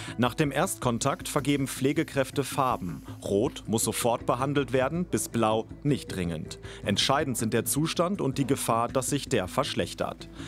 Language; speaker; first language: German; native; German